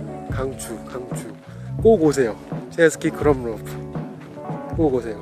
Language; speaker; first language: Korean; native; Korean